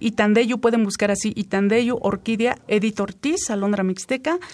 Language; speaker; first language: Spanish; native; Spanish